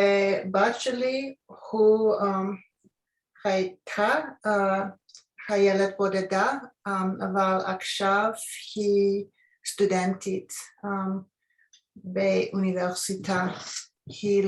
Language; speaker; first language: Hebrew; non-native, learner; English